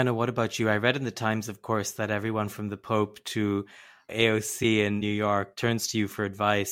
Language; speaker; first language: English; non-native, local second language; Hindi